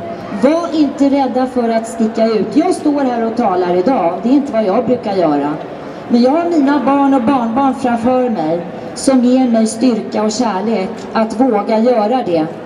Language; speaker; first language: Swedish; native; Swedish